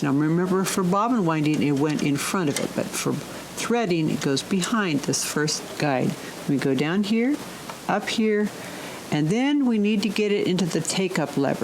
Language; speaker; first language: English; native; English